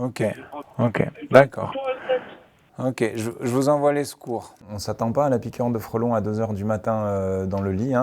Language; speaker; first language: French; native; French